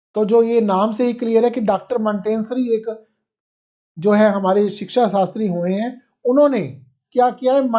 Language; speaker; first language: Hindi; non-native, local second language; Punjabi